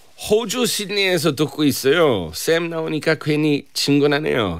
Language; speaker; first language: Korean; non-native, fluent; English